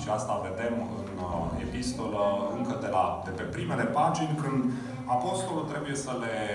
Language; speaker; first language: Romanian; native; Romanian